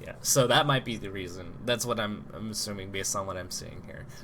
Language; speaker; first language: English; native; English